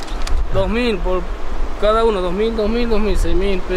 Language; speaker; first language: Spanish; native; Spanish